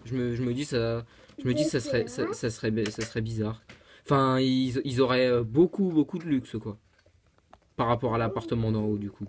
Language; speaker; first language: French; native; French